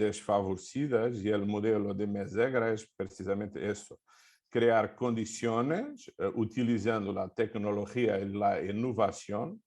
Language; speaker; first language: Spanish; non-native, fluent; Portuguese